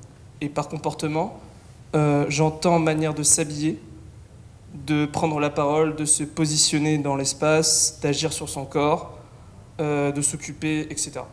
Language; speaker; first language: French; native; French